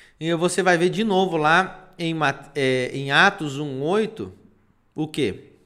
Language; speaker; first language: Portuguese; non-native, fluent; Spanish